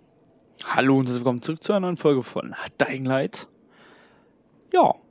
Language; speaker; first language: German; native; German